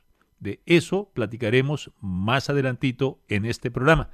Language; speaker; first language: Spanish; native; Spanish